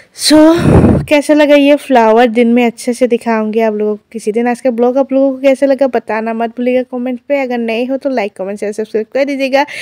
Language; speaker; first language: Hindi; non-native, local second language; Assamese